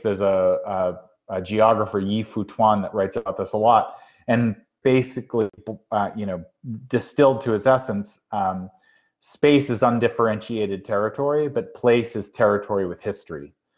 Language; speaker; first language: English; native; English